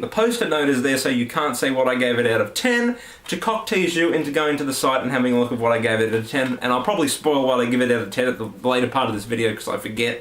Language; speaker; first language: English; native; English